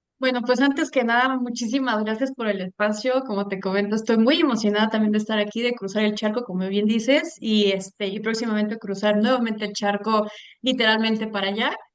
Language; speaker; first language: Spanish; early bilingual, heritage; Spanish